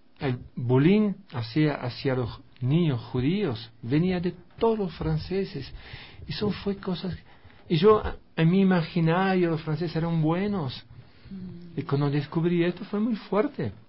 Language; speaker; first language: Spanish; non-native, fluent; French